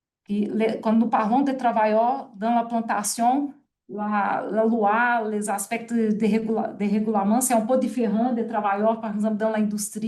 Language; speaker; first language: French; non-native, fluent; Portuguese